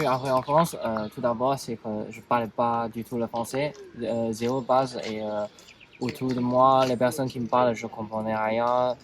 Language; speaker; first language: French; non-native, learner; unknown